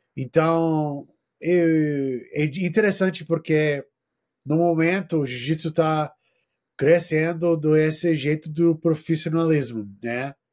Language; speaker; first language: Portuguese; non-native, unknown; English